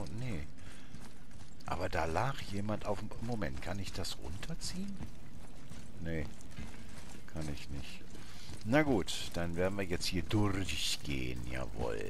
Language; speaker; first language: German; native; German